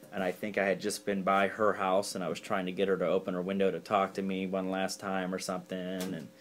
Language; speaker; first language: English; native; English